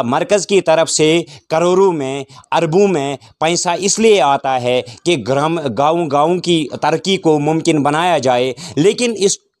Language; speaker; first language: Urdu; non-native, local second language; Kashmiri